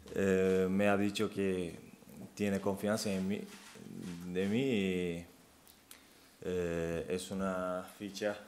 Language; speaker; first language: Spanish; non-native, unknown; Turkish